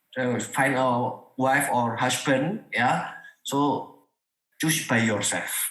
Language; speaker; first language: English; non-native, learner; Indonesian